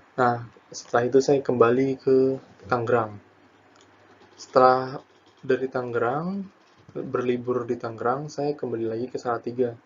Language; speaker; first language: Indonesian; native; Indonesian